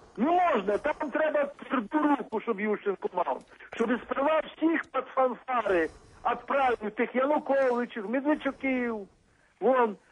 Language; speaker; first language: Ukrainian; native; Ukrainian